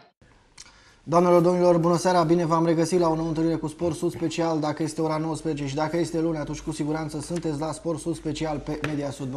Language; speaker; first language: Romanian; native; Romanian